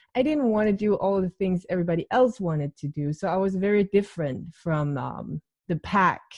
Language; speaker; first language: English; non-native, fluent; Danish